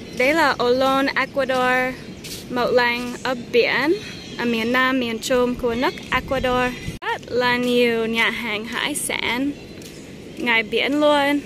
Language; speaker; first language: Vietnamese; native; Vietnamese